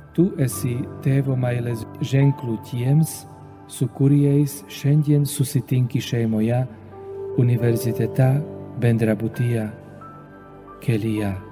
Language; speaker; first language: Lithuanian; non-native, fluent; Slovak